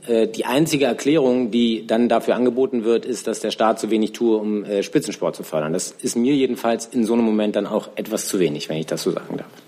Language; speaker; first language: German; native; German